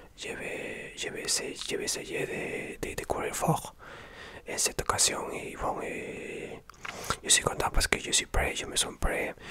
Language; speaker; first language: French; non-native, learner; Spanish